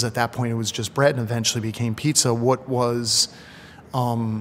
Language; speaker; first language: English; native; English